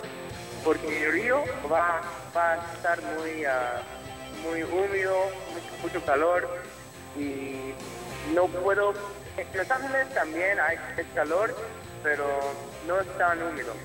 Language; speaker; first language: Spanish; early bilingual, heritage; English